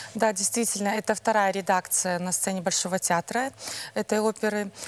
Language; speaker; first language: Russian; non-native, local second language; Belarusian